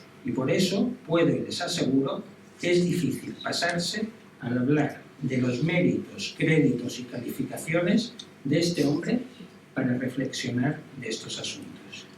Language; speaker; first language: Spanish; native; Spanish